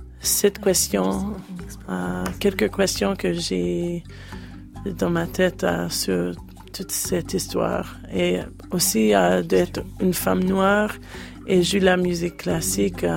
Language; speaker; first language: French; non-native, learner; English